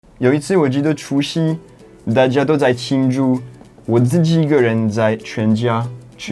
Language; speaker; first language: Chinese; non-native, fluent; French